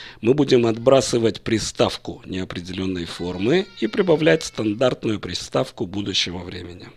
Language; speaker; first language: Russian; native; Russian